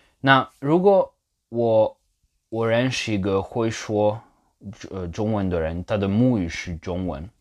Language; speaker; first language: Chinese; non-native, fluent; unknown